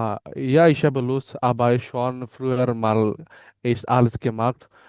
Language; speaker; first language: German; non-native, learner; Bangla